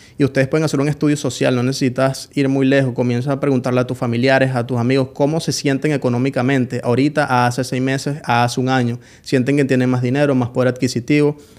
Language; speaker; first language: Spanish; native; Spanish